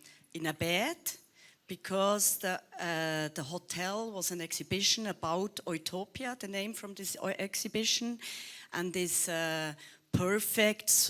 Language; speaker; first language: English; non-native, learner; Swiss German